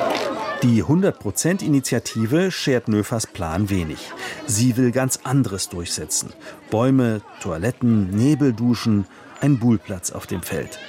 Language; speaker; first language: German; native; German